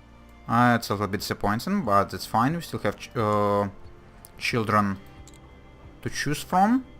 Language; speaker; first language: English; non-native, fluent; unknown